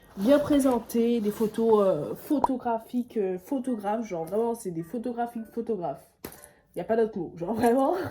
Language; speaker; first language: French; native; French